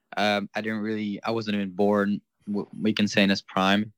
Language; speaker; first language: English; non-native, fluent; Ukrainian